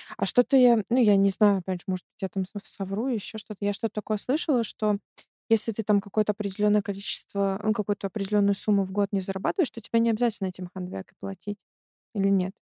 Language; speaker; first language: Russian; native; Russian